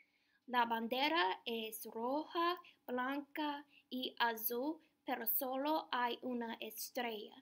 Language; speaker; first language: Spanish; non-native, learner; English